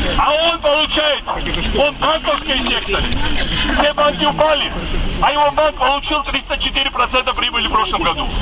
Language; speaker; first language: Russian; non-native, local second language; Georgian